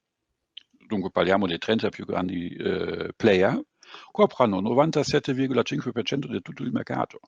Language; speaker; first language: Italian; non-native, fluent; German